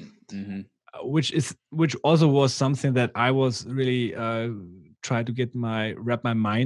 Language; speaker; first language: English; non-native, fluent; German